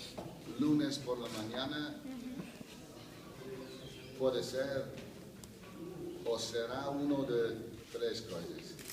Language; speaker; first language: Spanish; non-native, fluent; English